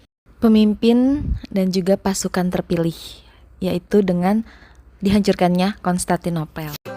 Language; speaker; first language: Indonesian; native; Indonesian